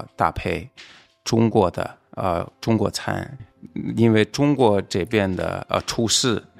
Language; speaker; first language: Chinese; non-native, fluent; Hungarian